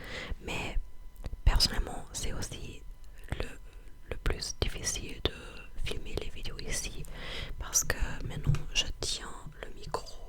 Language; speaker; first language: French; non-native, fluent; English